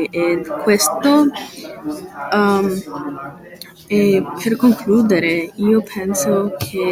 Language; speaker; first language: Italian; non-native, learner; English